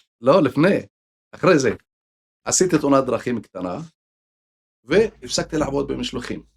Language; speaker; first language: Hebrew; non-native, local second language; Arabic